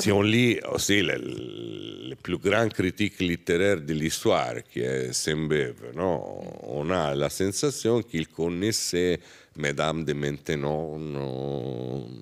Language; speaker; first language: French; non-native, fluent; Italian